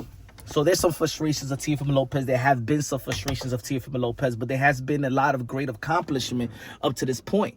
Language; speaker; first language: English; native; English